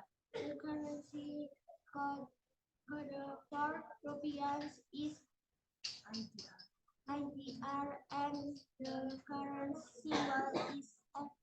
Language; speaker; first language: English; non-native, learner; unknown